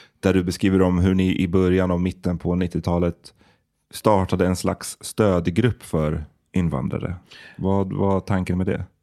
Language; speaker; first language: Swedish; native; Swedish